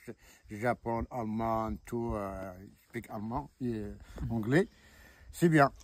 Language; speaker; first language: French; non-native, learner; Arabic